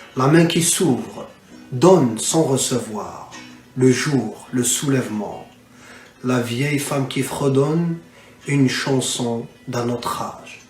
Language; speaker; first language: French; non-native, local second language; Arabic